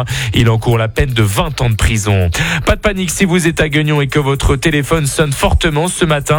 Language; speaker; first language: French; native; French